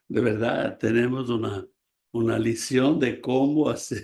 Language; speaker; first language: Spanish; non-native, fluent; Portuguese